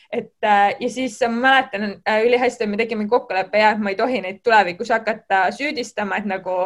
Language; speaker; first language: Estonian; native; Estonian